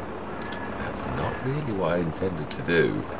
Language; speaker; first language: English; native; English